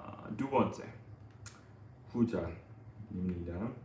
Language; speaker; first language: Korean; non-native, fluent; English